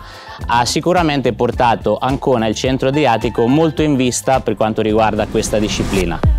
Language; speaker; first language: Italian; native; Italian